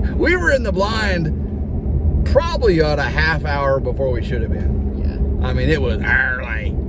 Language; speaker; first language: English; native; English